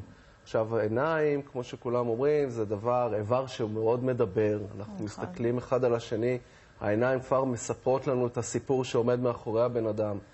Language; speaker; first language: Hebrew; native; Hebrew